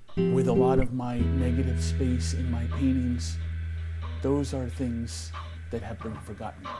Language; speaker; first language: English; native; English